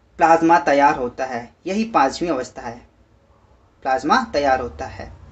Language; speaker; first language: Hindi; native; Hindi